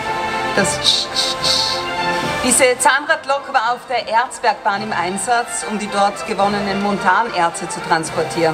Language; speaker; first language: German; native; German